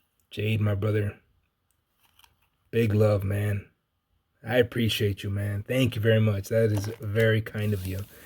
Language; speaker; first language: English; native; English